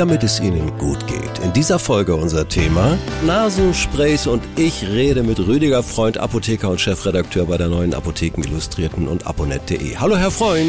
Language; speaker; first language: German; native; German